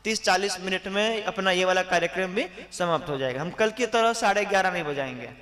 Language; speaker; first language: Hindi; non-native, local second language; Gujarati